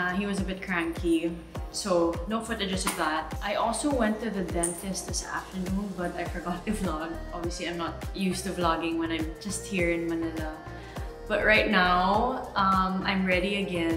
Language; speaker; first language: English; non-native, local second language; Filipino